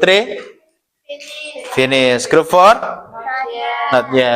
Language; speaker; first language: English; non-native, learner; Indonesian